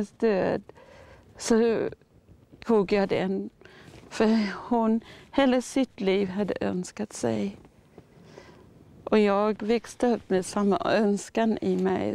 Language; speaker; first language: Swedish; non-native, fluent; Māori